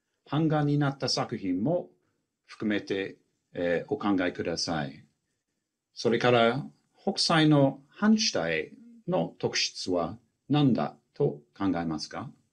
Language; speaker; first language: Japanese; non-native, fluent; English